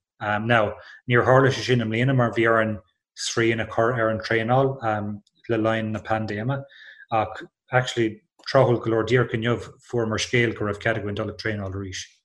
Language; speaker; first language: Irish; non-native, local second language; English